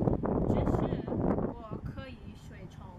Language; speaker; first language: Chinese; non-native, learner; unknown